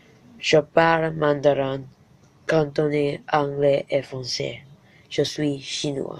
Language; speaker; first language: French; non-native, learner; Cantonese